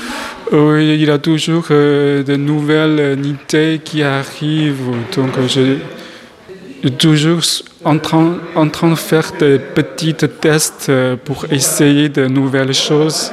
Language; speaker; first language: French; non-native, learner; Chinese